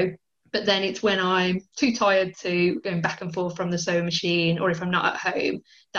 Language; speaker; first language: English; native; English